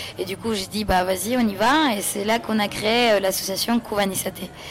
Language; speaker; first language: French; non-native, fluent; Spanish